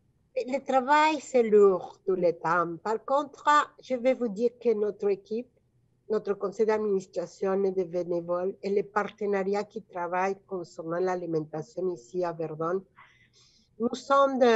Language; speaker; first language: French; non-native, fluent; Spanish